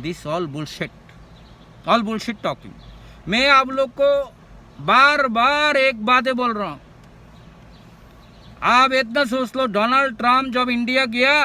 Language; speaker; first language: Hindi; non-native, local second language; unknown